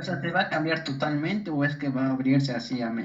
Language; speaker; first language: Spanish; native; Spanish